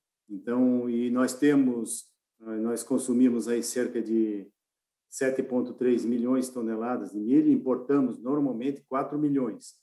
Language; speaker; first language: Portuguese; native; Portuguese